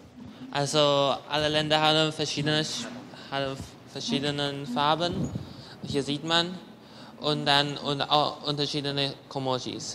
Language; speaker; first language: German; non-native, learner; Chinese